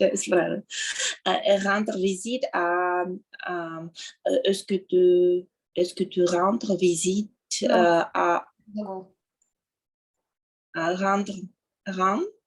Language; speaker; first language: French; non-native, learner; Russian